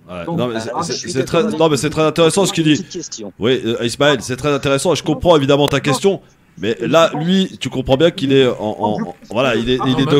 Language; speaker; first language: French; native; French